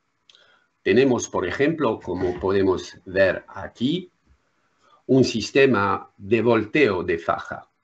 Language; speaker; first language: Spanish; non-native, learner; French